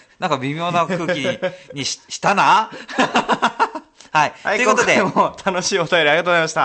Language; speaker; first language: Japanese; native; Japanese